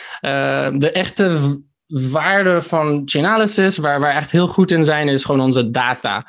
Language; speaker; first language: Dutch; early bilingual, heritage; Dutch